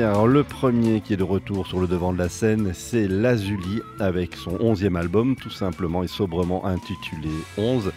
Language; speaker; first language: French; native; French